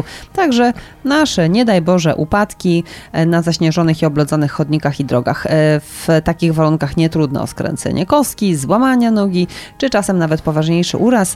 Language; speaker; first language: Polish; native; Polish